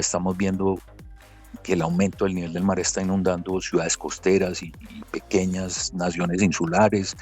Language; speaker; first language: Spanish; native; Spanish